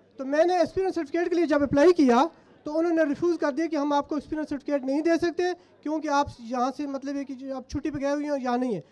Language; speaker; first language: Urdu; non-native, local second language; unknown